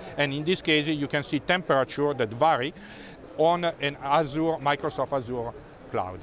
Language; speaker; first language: English; non-native, fluent; Italian